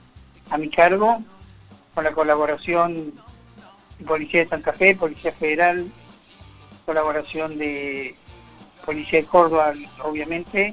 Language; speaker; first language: Spanish; native; Spanish